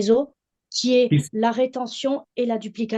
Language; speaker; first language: French; native; French